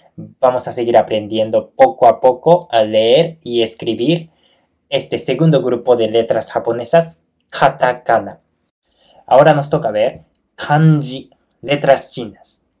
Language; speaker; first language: Spanish; non-native, fluent; Japanese